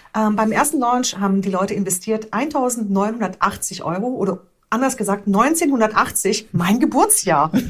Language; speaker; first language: German; early bilingual, other home language; Hungarian